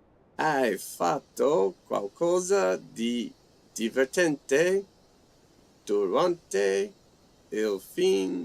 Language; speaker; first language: Italian; non-native, learner; English